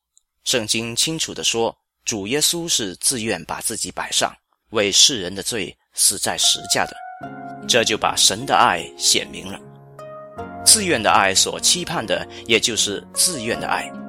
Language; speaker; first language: Chinese; native; Chinese